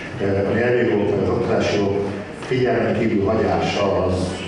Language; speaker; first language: Hungarian; native; Hungarian